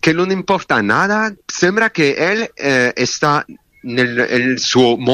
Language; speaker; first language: Spanish; non-native, learner; French